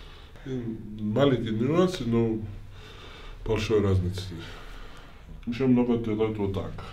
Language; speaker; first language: Russian; non-native, fluent; Georgian